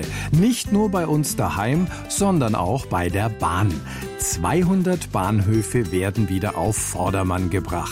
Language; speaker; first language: German; native; German